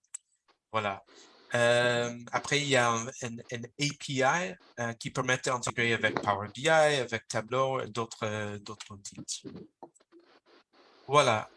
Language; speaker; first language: French; non-native, fluent; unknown